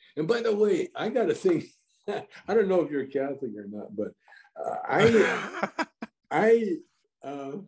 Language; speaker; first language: English; native; English